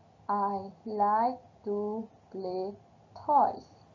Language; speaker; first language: English; non-native, local second language; Malay